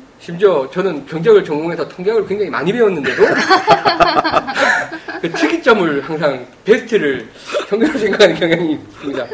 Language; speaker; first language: Korean; native; Korean